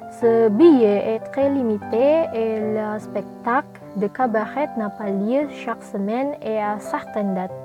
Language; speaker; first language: French; non-native, learner; Indonesian